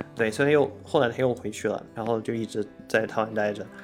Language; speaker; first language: Chinese; non-native, fluent; Russian